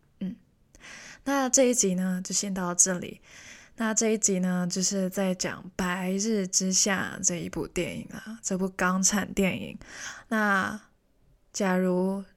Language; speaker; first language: Chinese; non-native, local second language; Cantonese